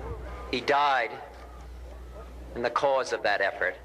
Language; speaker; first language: English; native; English